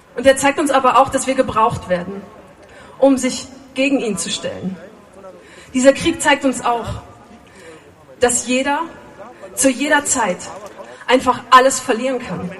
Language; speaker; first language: German; native; German